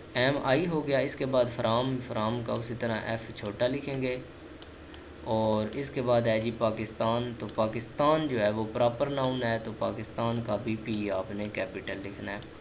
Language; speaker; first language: Urdu; non-native, local second language; Punjabi